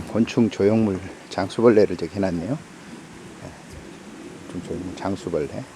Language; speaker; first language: Korean; native; Korean